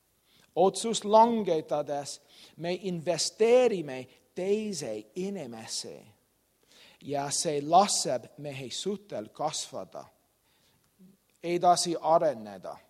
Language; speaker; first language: Estonian; non-native, learner; English